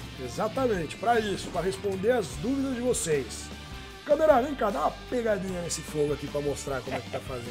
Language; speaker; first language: Portuguese; native; Portuguese